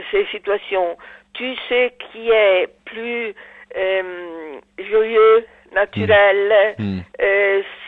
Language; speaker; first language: French; non-native, learner; Italian